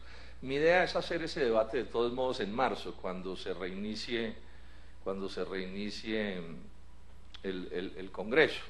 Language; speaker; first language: Spanish; native; Spanish